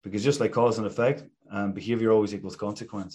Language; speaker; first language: English; native; English